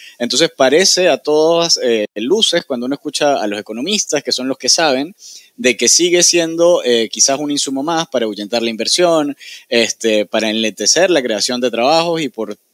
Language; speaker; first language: Spanish; native; Spanish